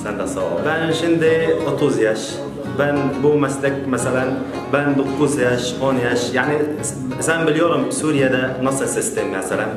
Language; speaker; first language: Turkish; non-native, learner; Arabic